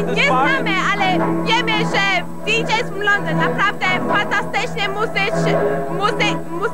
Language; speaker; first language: Polish; early bilingual, heritage; Polish